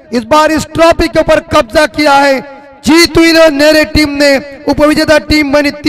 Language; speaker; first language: Hindi; non-native, local second language; Marathi